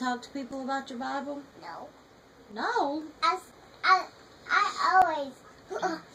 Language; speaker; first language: English; native; English